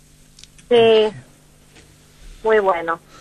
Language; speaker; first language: Spanish; non-native, fluent; English